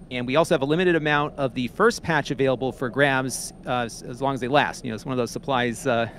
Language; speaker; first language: English; native; English